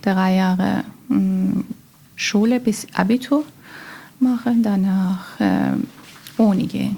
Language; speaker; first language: German; non-native, learner; Persian